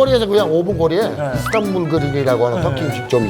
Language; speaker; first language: Korean; early bilingual, other home language; Turkish